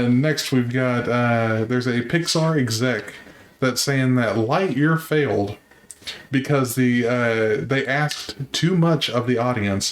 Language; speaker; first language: English; native; English